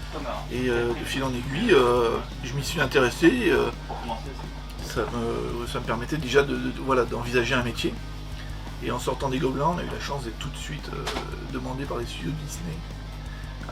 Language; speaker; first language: French; native; French